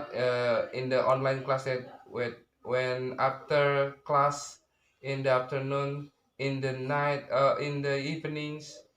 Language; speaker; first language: English; non-native, learner; Indonesian